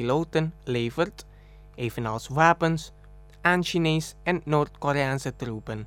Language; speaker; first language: Dutch; non-native, fluent; Indonesian